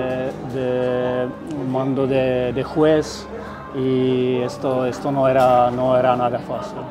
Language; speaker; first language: Spanish; non-native, fluent; Czech